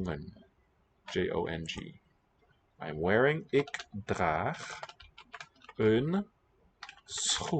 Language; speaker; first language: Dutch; non-native, learner; English